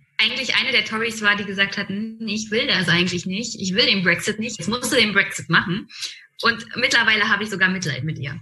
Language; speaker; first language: German; native; German